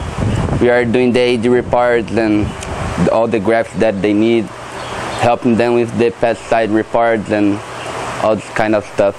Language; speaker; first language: English; non-native, learner; Portuguese